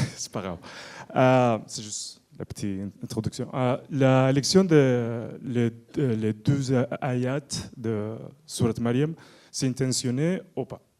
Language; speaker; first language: French; non-native, learner; Spanish